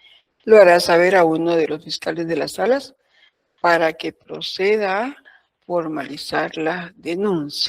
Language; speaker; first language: Spanish; native; Spanish